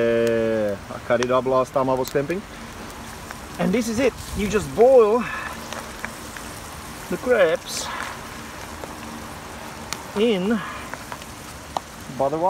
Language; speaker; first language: English; non-native, fluent; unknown